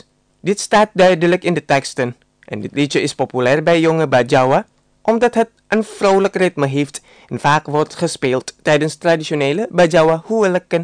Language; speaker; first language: Dutch; non-native, fluent; Indonesian